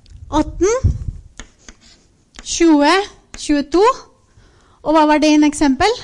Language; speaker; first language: Norwegian; non-native, fluent; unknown